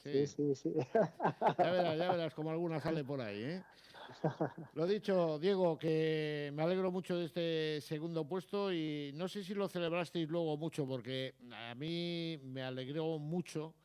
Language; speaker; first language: Spanish; native; Spanish